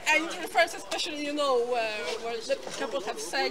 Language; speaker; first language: English; non-native, fluent; Polish